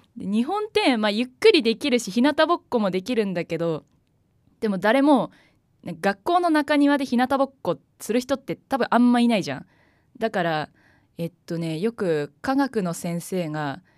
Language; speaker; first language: Japanese; native; Japanese